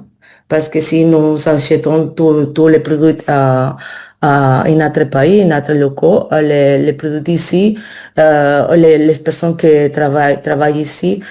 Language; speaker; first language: French; non-native, learner; Spanish